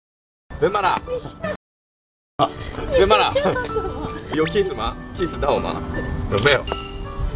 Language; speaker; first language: Chinese; non-native, fluent; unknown